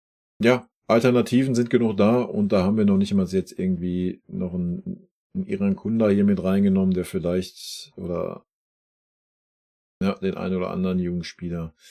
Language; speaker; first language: German; native; German